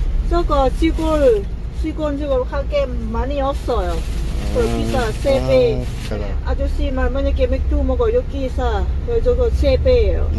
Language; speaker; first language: Korean; non-native, learner; Lao